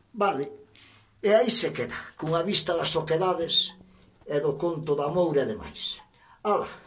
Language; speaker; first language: Galician; native; Galician